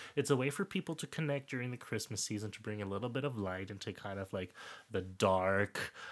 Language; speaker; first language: English; non-native, fluent; German